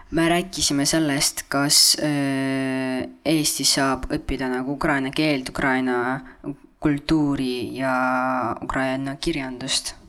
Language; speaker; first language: Estonian; non-native, fluent; Ukrainian